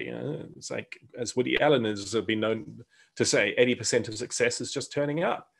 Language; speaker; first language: English; native; English